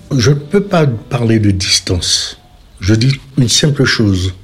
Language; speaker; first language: French; native; French